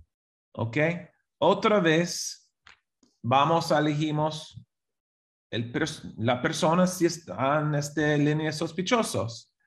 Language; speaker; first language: Spanish; non-native, fluent; English